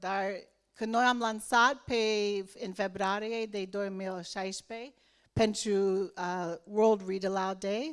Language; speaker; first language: Romanian; non-native, learner; English